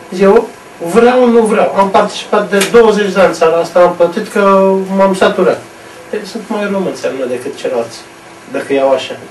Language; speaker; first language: Romanian; non-native, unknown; Turkish